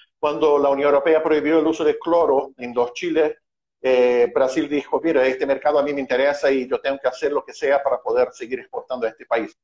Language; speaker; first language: Spanish; non-native, fluent; Portuguese